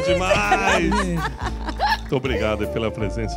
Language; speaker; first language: Portuguese; native; Portuguese